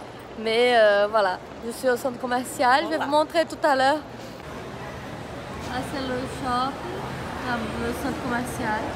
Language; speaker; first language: French; non-native, fluent; Portuguese